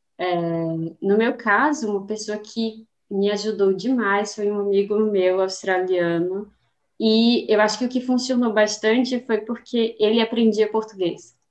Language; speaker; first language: Portuguese; native; Portuguese